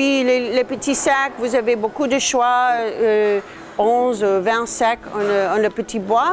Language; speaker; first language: French; non-native, learner; English